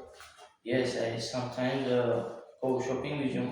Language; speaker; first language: English; non-native, learner; Tajik